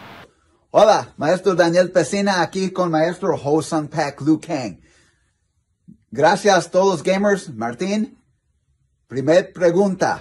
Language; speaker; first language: Spanish; non-native, learner; English